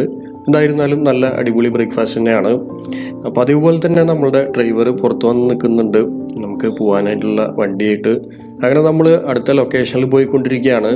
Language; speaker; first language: Malayalam; native; Malayalam